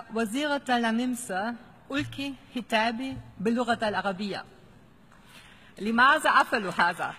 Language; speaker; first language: Arabic; non-native, fluent; German